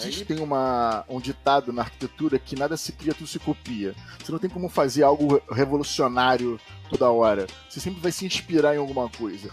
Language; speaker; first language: Portuguese; native; Portuguese